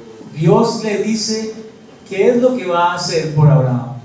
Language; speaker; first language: Spanish; native; Spanish